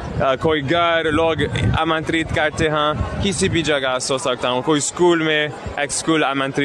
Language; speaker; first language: Hindi; non-native, learner; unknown